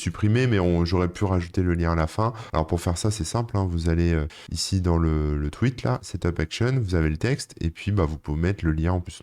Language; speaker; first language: French; native; French